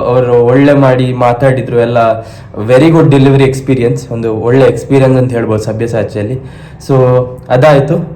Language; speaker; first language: Kannada; native; Kannada